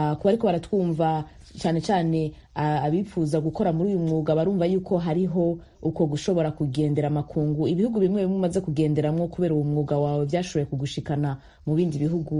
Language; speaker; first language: Rundi; native; Rundi